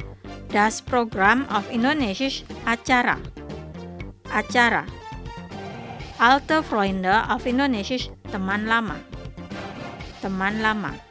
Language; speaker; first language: German; non-native, fluent; Indonesian